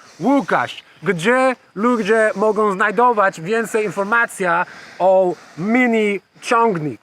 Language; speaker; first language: Polish; non-native, learner; English